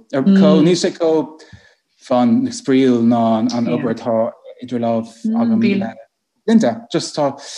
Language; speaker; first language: Irish; non-native, local second language; English